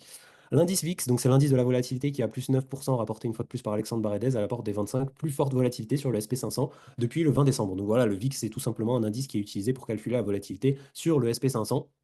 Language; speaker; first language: French; native; French